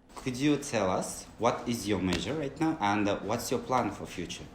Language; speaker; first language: English; non-native, learner; Kazakh